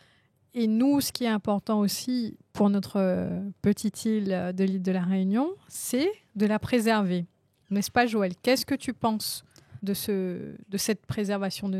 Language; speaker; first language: French; native; French